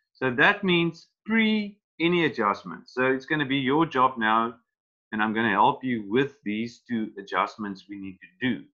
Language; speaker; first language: English; non-native, local second language; Afrikaans